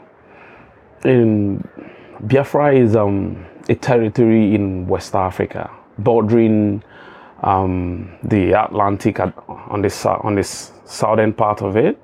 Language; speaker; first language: English; non-native, local second language; Igbo